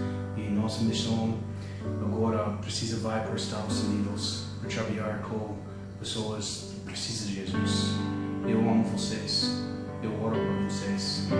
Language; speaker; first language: Portuguese; non-native, learner; English